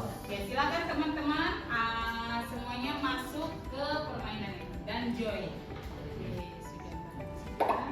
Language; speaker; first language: Indonesian; native; Indonesian